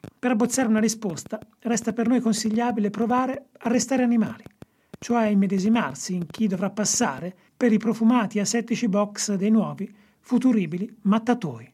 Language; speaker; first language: Italian; native; Italian